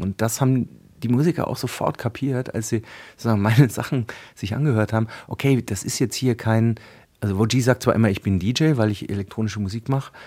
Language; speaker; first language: German; native; German